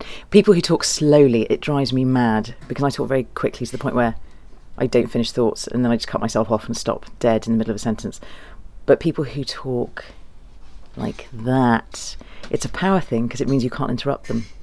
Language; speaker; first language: English; early bilingual, other home language; German